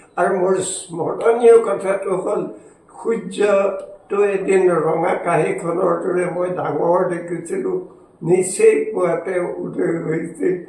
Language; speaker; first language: Assamese; native; Assamese